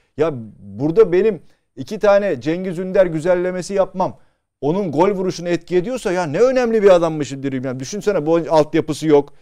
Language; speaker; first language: Turkish; native; Turkish